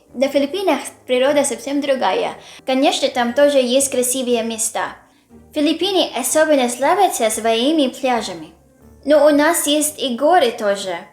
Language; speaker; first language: Russian; non-native, fluent; Filipino